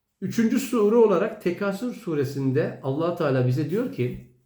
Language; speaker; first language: Turkish; native; Turkish